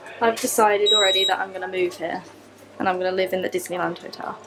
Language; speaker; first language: English; native; English